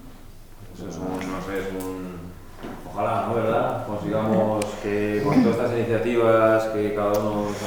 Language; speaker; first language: Spanish; native; Spanish